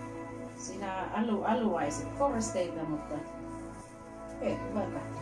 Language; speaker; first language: Finnish; non-native, learner; Filipino